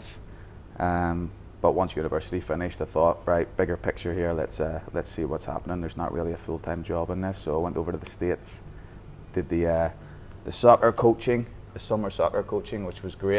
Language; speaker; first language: English; native; English